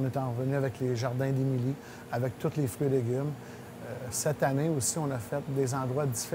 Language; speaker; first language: French; native; French